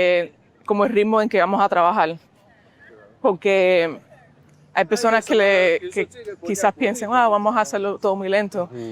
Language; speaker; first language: Spanish; early bilingual, heritage; Spanish